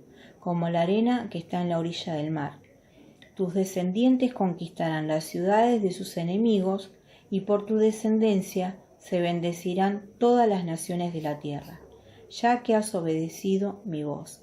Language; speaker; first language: Spanish; native; Spanish